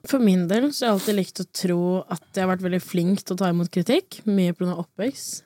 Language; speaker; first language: Norwegian; early bilingual, other home language; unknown